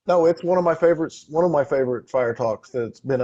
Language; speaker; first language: English; native; English